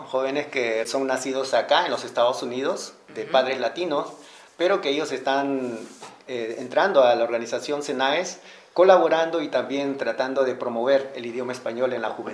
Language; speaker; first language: Spanish; native; Spanish